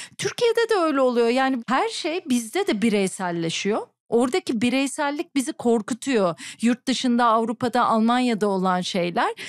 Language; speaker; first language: Turkish; native; Turkish